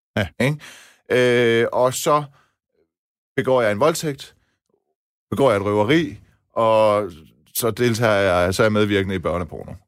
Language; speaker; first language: Danish; early bilingual, other home language; Persian